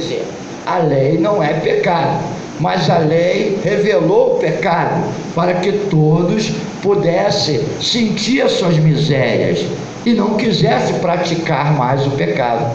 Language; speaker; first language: Portuguese; native; Portuguese